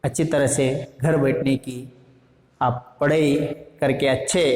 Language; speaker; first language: Hindi; non-native, local second language; Kannada